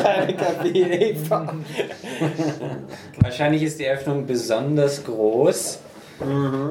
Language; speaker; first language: German; non-native, fluent; English